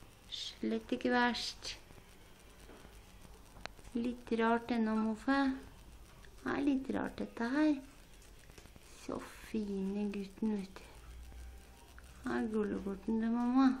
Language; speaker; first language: Norwegian; native; Norwegian